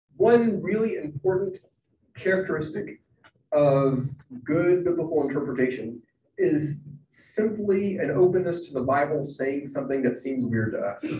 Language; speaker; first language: English; native; English